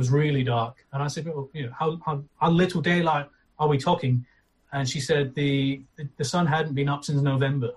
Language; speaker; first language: English; native; English